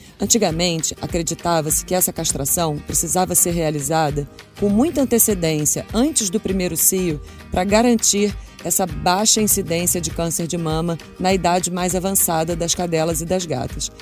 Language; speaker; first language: Portuguese; native; Portuguese